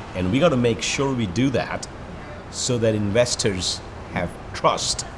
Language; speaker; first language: English; non-native, local second language; Bangla